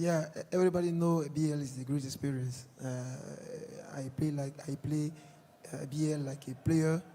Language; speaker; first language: English; non-native, learner; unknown